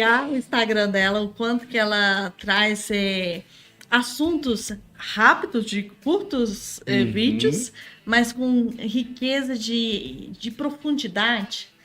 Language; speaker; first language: Portuguese; native; Portuguese